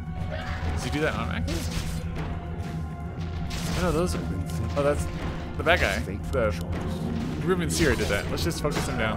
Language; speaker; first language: English; native; English